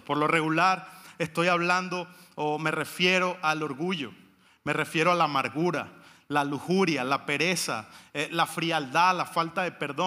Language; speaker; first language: Spanish; native; Spanish